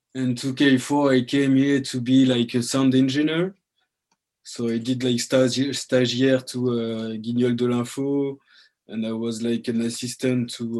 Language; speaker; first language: English; early bilingual, heritage; French